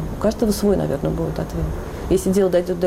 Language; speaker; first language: Russian; native; Russian